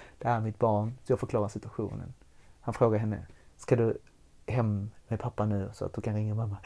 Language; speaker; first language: Swedish; early bilingual, other home language; Spanish